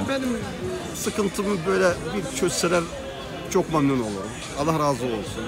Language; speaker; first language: Turkish; non-native, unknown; Arabic